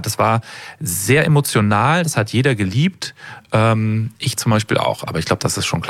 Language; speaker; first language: German; native; German